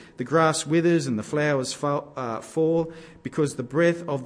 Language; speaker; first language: English; native; English